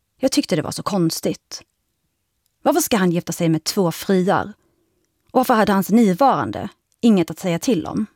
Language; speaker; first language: Swedish; early bilingual, other home language; Arabic